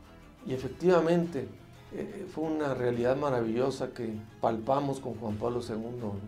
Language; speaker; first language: Spanish; native; Spanish